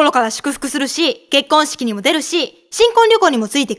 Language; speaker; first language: Japanese; native; Japanese